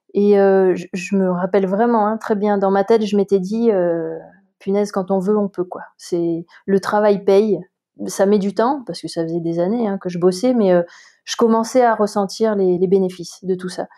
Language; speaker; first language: French; native; French